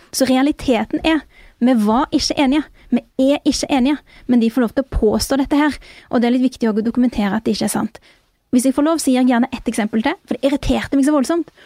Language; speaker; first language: Norwegian; native; Norwegian